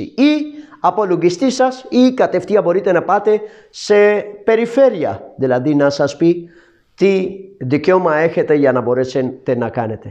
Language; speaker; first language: Greek; non-native, fluent; Urdu